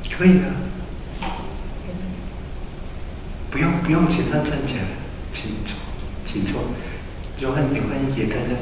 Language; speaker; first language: Chinese; native; Chinese